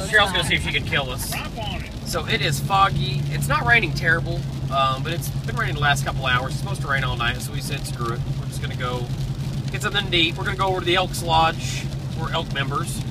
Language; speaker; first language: English; native; English